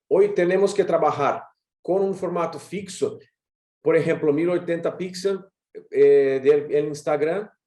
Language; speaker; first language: Spanish; non-native, learner; Portuguese